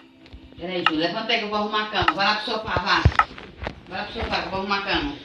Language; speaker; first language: Portuguese; native; Portuguese